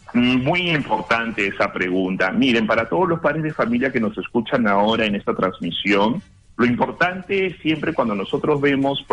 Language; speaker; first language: Spanish; native; Spanish